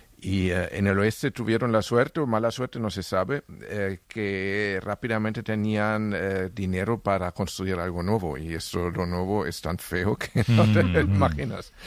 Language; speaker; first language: Spanish; non-native, fluent; German